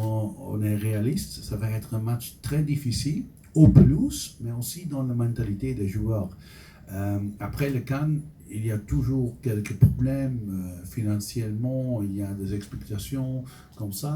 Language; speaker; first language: French; non-native, local second language; Dutch